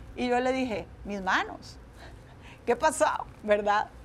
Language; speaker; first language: Spanish; native; Spanish